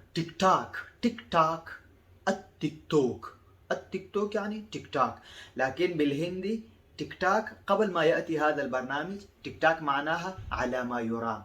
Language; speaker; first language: Arabic; non-native, fluent; Pashto